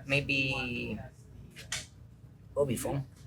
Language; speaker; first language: English; non-native, learner; Spanish